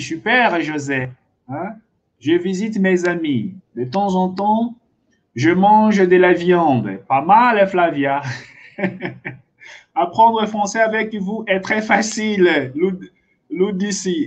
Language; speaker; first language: French; non-native, fluent; Portuguese